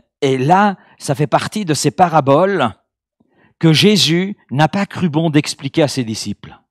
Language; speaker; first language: French; native; French